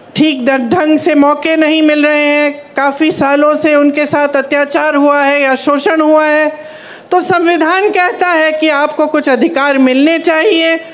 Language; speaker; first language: Hindi; native; Hindi